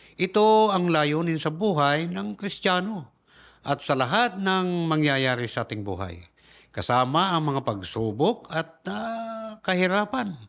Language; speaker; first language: Filipino; native; Filipino